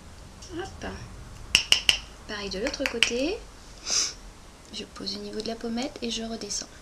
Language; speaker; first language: French; native; French